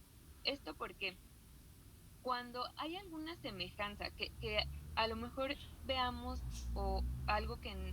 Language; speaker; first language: Spanish; native; Spanish